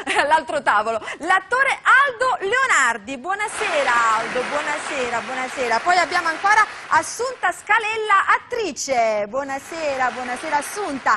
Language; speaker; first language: Italian; native; Italian